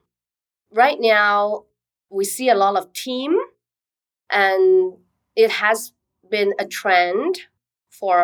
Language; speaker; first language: English; non-native, local second language; Cantonese